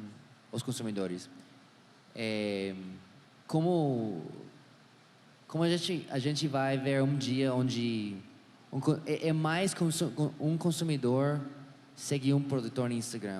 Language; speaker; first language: Portuguese; non-native, learner; English